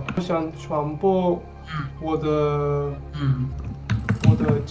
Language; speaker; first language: Chinese; non-native, learner; English